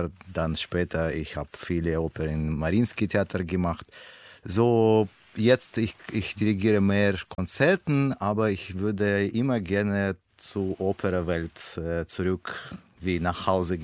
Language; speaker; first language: German; non-native, learner; Russian